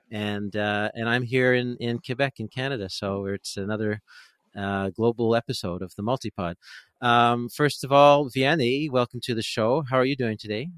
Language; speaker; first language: English; native; English